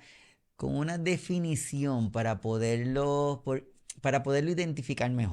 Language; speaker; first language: Spanish; native; Spanish